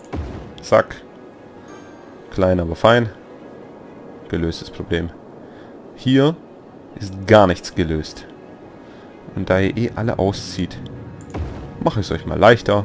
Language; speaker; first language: German; native; German